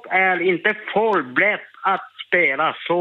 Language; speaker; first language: Swedish; non-native, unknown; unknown